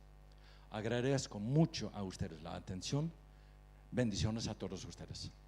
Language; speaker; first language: Spanish; non-native, fluent; Dutch